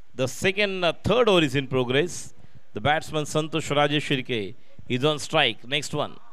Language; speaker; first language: English; non-native, local second language; Marathi